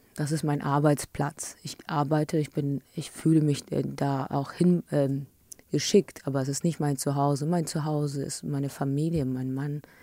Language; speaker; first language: German; early bilingual, other home language; English